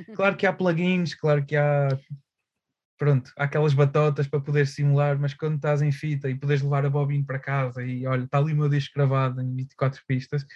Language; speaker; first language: Portuguese; native; Portuguese